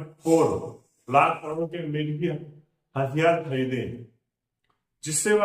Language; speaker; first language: Hindi; native; Hindi